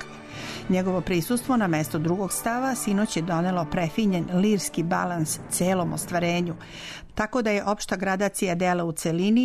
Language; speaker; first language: Serbian; native; Serbian